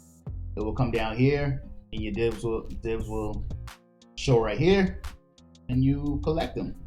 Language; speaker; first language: English; native; English